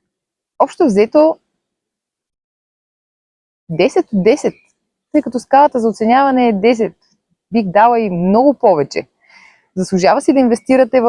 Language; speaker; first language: Bulgarian; native; Bulgarian